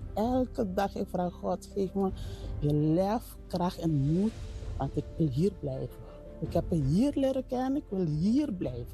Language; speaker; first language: Dutch; non-native, learner; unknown